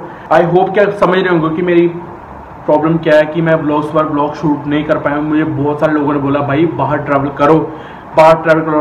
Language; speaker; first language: Hindi; native; Hindi